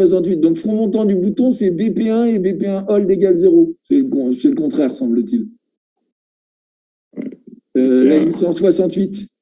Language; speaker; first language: French; native; French